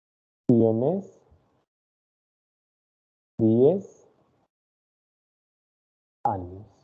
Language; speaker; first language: Spanish; non-native, fluent; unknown